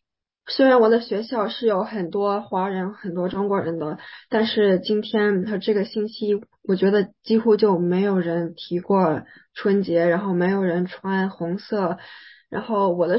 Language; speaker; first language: Chinese; early bilingual, other home language; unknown